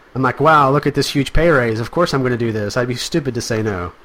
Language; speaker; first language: English; native; English